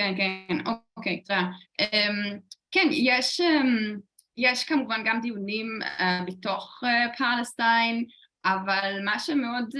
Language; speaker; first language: Hebrew; non-native, fluent; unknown